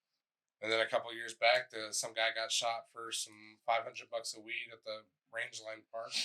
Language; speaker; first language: English; native; English